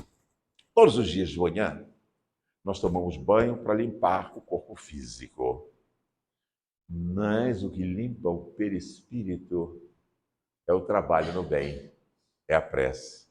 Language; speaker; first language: Portuguese; native; Portuguese